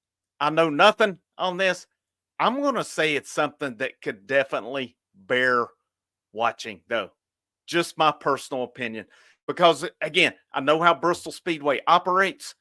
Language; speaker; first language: English; native; English